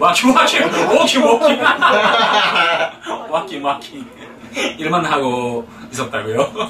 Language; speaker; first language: Korean; non-native, fluent; Japanese